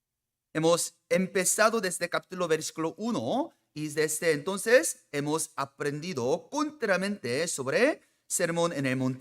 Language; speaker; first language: Spanish; non-native, fluent; Korean